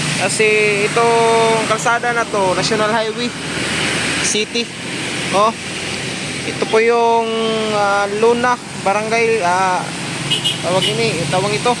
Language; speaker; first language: Filipino; non-native, local second language; Surigaonon